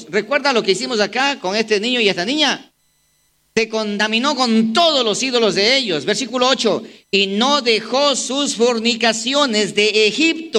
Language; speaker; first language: Spanish; native; Spanish